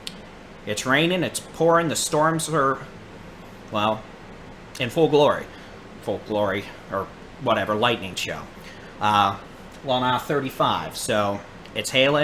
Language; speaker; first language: English; native; English